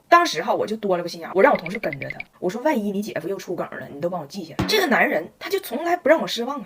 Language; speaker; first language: Chinese; native; Chinese